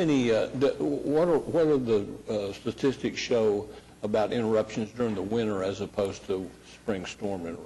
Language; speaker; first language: English; native; English